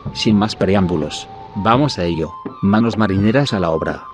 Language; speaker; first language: Spanish; native; Spanish